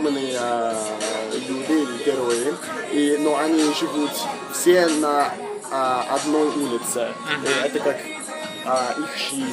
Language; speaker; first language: Russian; non-native, fluent; English